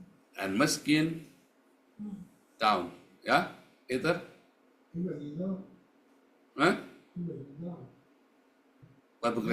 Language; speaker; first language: Dutch; non-native, learner; Indonesian